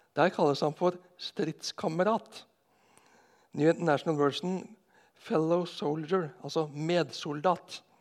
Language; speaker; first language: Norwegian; native; Norwegian